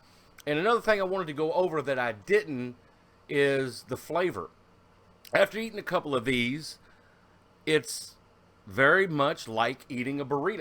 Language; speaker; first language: English; native; English